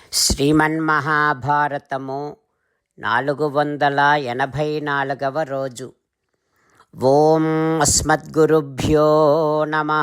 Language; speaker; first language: Telugu; native; Telugu